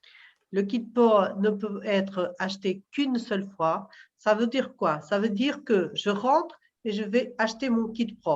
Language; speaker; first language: French; non-native, fluent; Portuguese